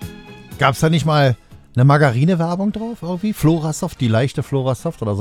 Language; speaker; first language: German; native; German